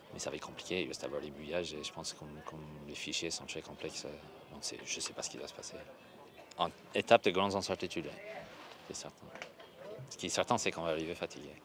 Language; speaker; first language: French; non-native, fluent; English